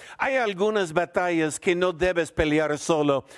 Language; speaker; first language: Spanish; non-native, fluent; English